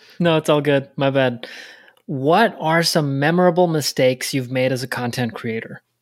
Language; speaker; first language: English; native; English